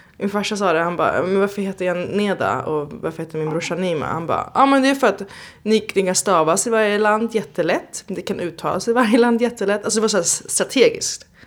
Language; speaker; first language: Swedish; early bilingual, other home language; Persian